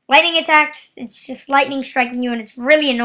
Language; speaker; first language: English; native; English